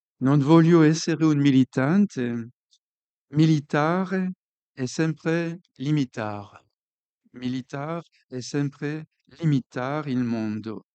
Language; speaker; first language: Italian; non-native, fluent; French